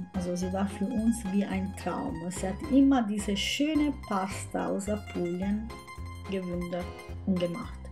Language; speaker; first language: German; non-native, fluent; Italian